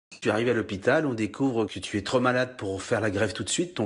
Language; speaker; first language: French; native; French